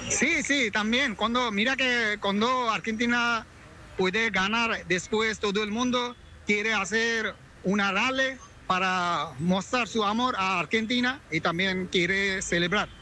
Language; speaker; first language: Spanish; non-native, fluent; Bangla